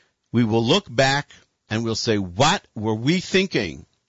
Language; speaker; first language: English; native; English